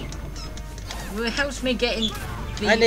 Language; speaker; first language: English; native; English